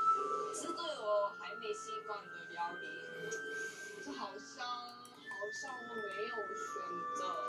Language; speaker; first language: Chinese; non-native, learner; Korean